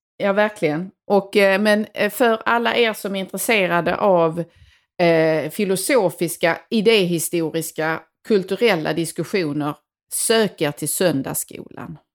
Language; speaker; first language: Swedish; native; Swedish